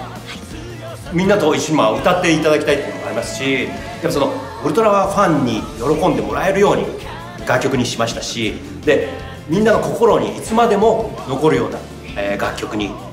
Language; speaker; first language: Japanese; native; Japanese